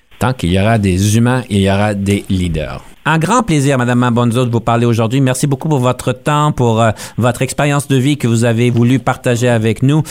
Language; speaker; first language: French; native; French